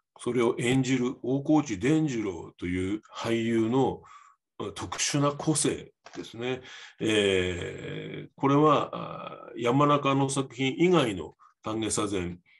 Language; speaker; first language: Japanese; native; Japanese